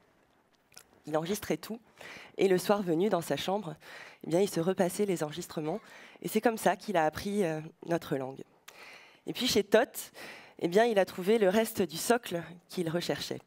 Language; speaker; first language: French; native; French